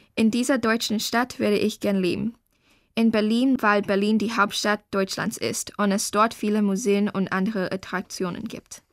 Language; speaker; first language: German; early bilingual, other home language; Chinese